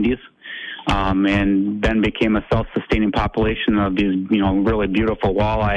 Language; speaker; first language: English; native; English